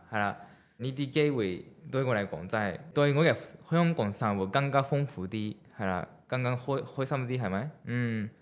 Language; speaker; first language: Cantonese; non-native, fluent; Japanese